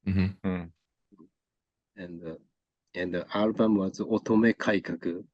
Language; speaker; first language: English; non-native, learner; Japanese